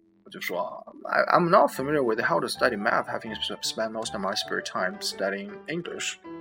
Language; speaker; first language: English; non-native, fluent; Chinese